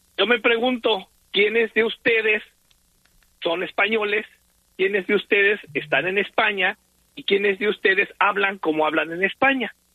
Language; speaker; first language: Spanish; native; Spanish